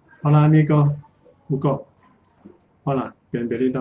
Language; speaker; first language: Spanish; non-native, learner; Chinese